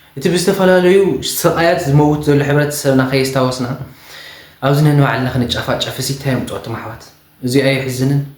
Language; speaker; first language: Tigrinya; native; Tigrinya